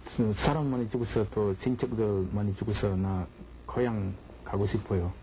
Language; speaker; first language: Korean; non-native, learner; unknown